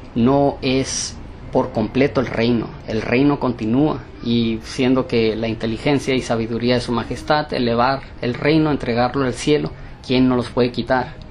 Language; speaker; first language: Spanish; early bilingual, heritage; Spanish